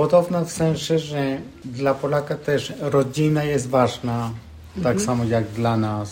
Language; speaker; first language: Polish; non-native, fluent; Spanish